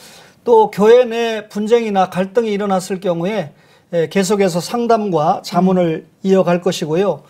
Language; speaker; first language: Korean; native; Korean